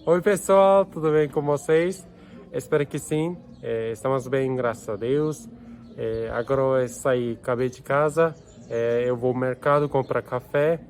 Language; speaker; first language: Portuguese; non-native, learner; Turkish